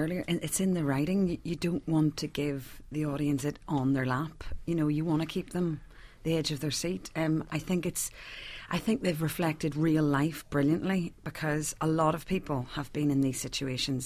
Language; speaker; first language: English; native; English